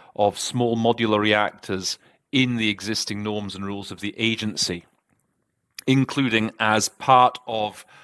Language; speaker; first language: English; native; English